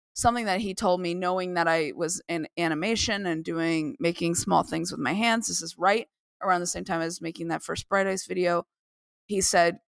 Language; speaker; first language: English; native; English